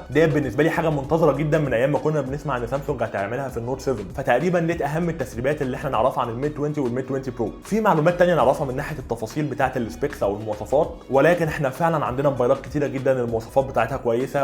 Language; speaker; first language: Arabic; native; Arabic